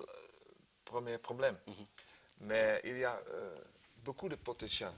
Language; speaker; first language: French; non-native, learner; Dutch